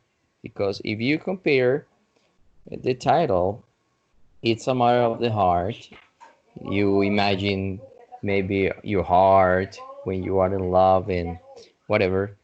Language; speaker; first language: English; non-native, fluent; Spanish